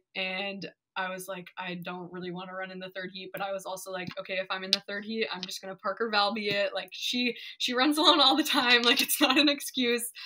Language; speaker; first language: English; native; English